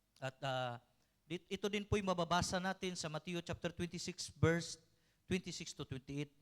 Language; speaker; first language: Filipino; non-native, local second language; Cebuano